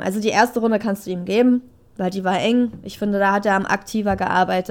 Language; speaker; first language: German; native; German